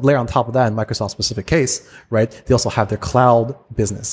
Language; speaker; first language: English; native; English